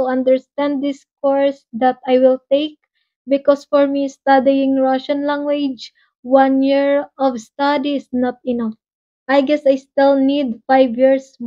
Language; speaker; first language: English; non-native, local second language; Waray